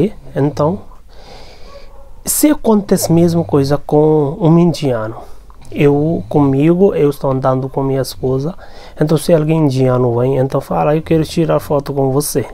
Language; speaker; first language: Portuguese; non-native, learner; Hindi